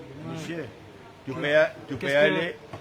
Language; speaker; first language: French; non-native, learner; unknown